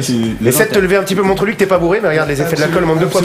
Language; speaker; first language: French; native; French